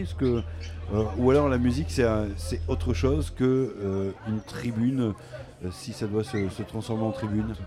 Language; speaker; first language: French; native; French